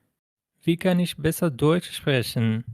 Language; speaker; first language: German; non-native, fluent; Persian